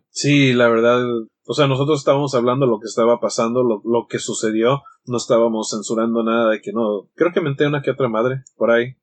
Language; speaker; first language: Spanish; early bilingual, heritage; Spanish